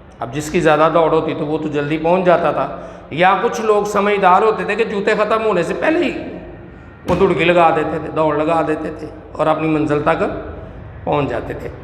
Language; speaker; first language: Urdu; non-native, local second language; Punjabi